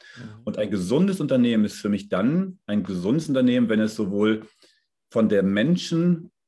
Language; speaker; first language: German; native; German